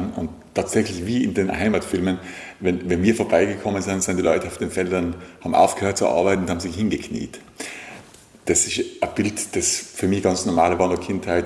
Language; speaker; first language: German; native; German